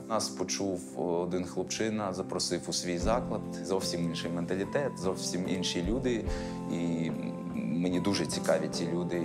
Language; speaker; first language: Ukrainian; non-native, local second language; Crimean Tatar